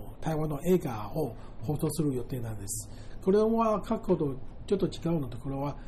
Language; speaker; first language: Japanese; non-native, fluent; Chinese